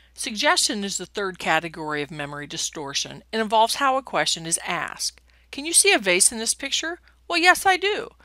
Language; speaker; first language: English; native; English